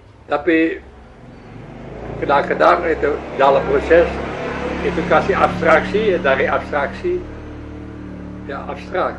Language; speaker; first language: Indonesian; non-native, learner; Dutch